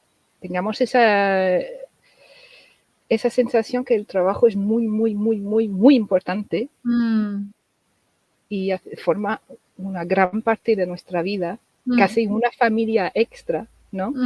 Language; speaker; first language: Spanish; non-native, fluent; English